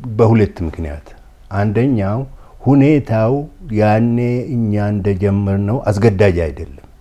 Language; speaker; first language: Amharic; non-native, local second language; Oromo